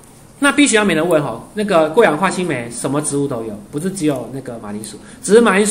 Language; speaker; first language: Chinese; native; Chinese